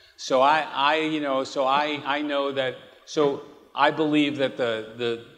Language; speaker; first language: English; native; English